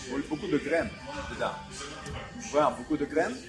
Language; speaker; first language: French; non-native, fluent; Russian